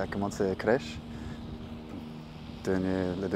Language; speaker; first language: French; non-native, learner; English